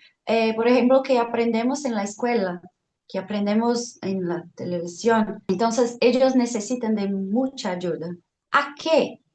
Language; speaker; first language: Spanish; non-native, fluent; Portuguese